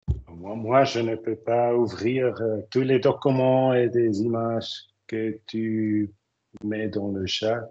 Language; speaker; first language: French; non-native, learner; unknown